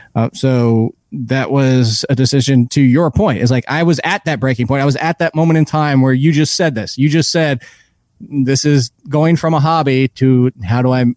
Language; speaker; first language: English; native; English